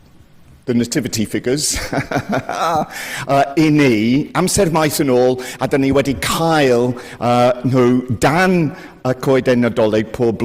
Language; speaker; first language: Welsh; non-native, fluent; English